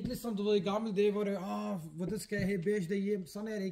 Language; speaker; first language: Danish; non-native, fluent; Kurdish